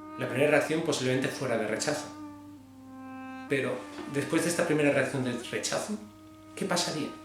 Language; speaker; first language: Spanish; native; Spanish